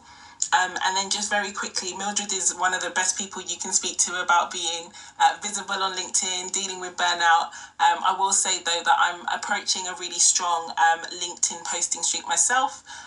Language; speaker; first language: English; non-native, local second language; Yoruba